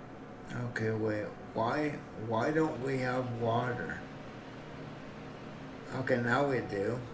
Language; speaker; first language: English; native; English